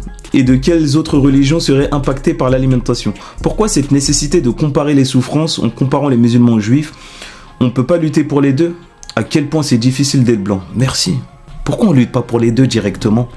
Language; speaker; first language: French; native; French